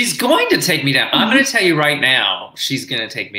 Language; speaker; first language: English; native; English